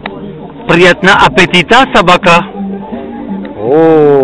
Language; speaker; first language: Russian; non-native, learner; French